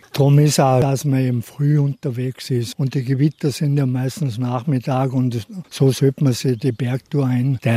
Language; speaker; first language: German; native; German